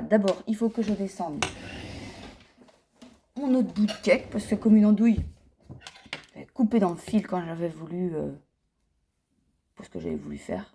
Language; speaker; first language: French; native; French